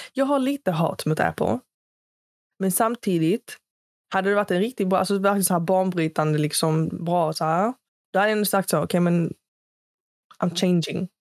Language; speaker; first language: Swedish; early bilingual, other home language; Arabic